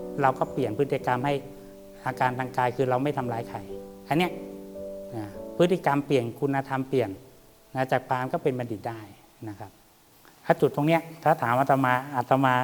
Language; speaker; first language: Thai; native; Thai